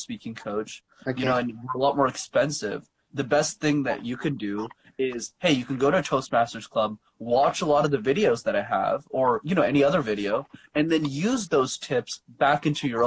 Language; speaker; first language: English; native; English